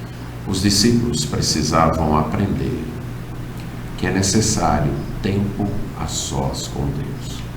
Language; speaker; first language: Portuguese; native; Portuguese